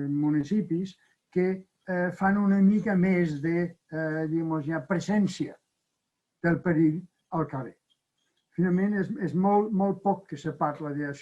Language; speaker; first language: Catalan; non-native, fluent; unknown